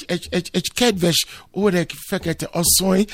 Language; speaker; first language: Hungarian; non-native, fluent; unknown